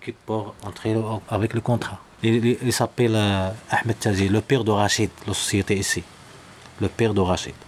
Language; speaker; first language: French; non-native, learner; Arabic